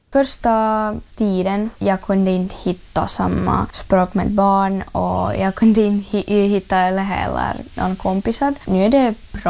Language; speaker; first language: Swedish; early bilingual, other home language; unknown